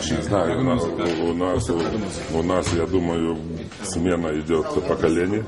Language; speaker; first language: Russian; non-native, fluent; Lithuanian